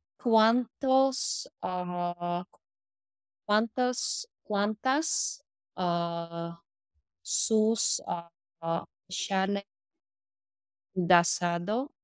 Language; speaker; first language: Spanish; non-native, learner; English